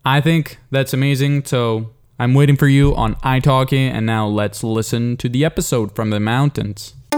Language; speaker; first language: English; non-native, fluent; Italian